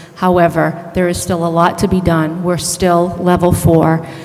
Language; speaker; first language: English; native; English